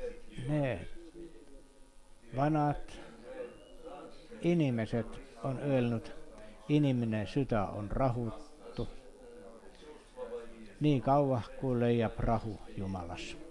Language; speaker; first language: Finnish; non-native, learner; Estonian